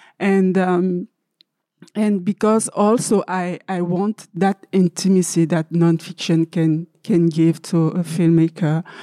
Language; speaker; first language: English; non-native, learner; French